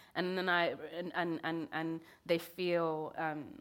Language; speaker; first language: English; native; English